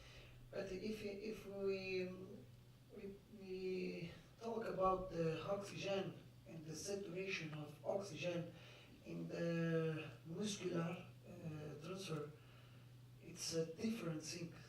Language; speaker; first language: English; non-native, fluent; Portuguese